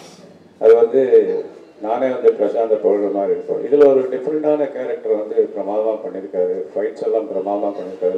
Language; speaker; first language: Tamil; native; Tamil